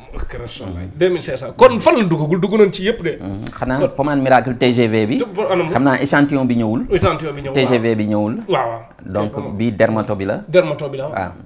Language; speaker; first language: Wolof; native; Wolof